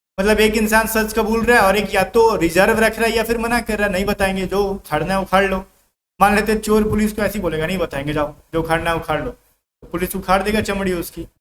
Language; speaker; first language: Hindi; native; Hindi